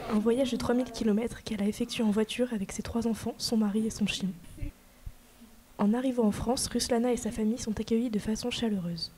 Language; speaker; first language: French; native; French